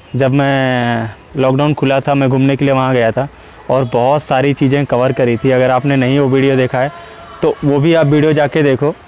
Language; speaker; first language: Hindi; native; Hindi